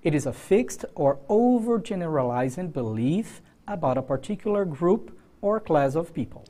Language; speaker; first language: English; non-native, fluent; Portuguese